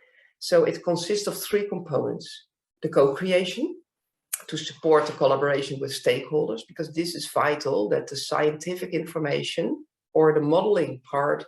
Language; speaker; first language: English; non-native, fluent; Dutch